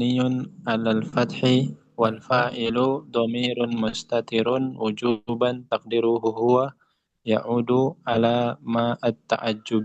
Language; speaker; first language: Arabic; non-native, learner; Indonesian